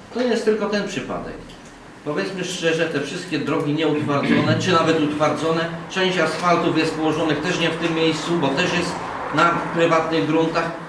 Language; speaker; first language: Polish; native; Polish